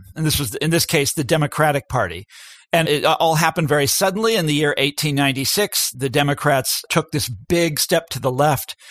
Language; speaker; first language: English; native; English